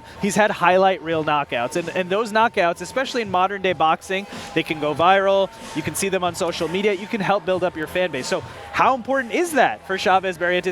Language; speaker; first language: English; native; English